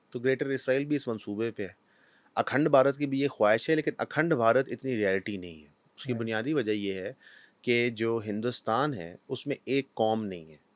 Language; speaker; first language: Urdu; non-native, local second language; Punjabi